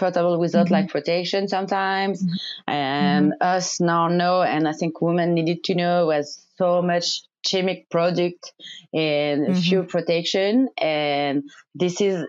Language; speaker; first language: English; non-native, learner; French